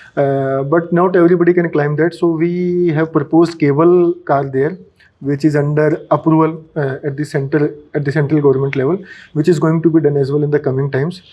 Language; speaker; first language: English; non-native, local second language; Marathi